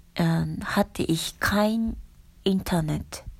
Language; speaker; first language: German; non-native, learner; Japanese